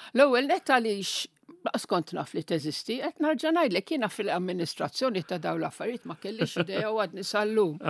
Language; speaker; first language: Maltese; non-native, local second language; Italian